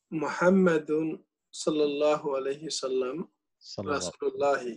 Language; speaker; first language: Arabic; non-native, learner; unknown